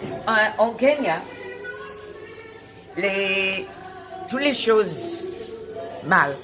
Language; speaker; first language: French; non-native, learner; English